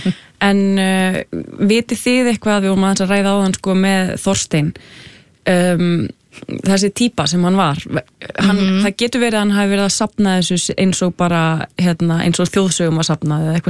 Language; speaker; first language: Icelandic; native; Icelandic